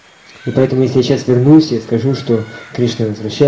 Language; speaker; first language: Russian; native; Russian